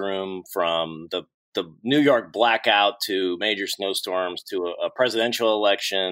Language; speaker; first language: English; native; English